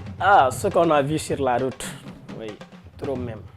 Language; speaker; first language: French; non-native, learner; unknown